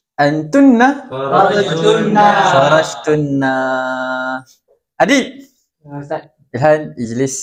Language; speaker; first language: Arabic; non-native, learner; Malay